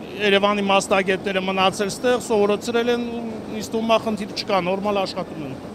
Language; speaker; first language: Armenian; native; Armenian